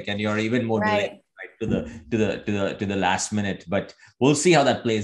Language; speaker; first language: English; non-native, local second language; Hindi